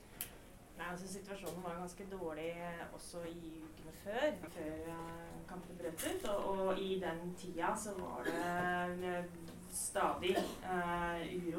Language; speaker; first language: Norwegian; native; Norwegian